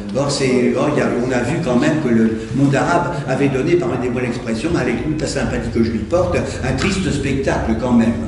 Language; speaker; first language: French; native; French